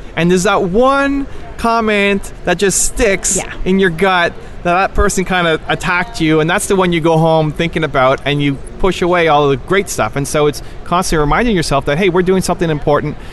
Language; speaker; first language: English; native; English